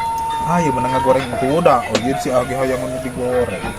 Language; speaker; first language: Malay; non-native, local second language; Sundanese